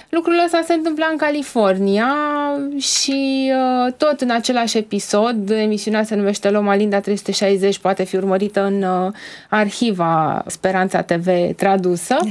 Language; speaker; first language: Romanian; native; Romanian